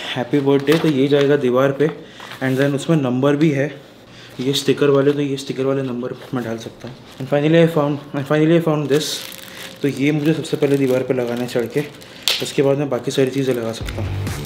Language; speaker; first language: Hindi; non-native, local second language; Marathi